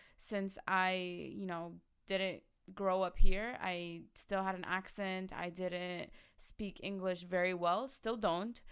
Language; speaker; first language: English; early bilingual, other home language; Arabic